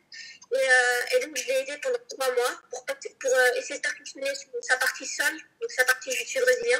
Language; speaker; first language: French; native; French